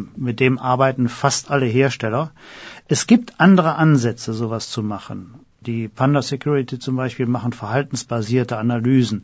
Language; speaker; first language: German; native; German